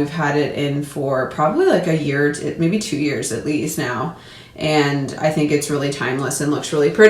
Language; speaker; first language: English; native; English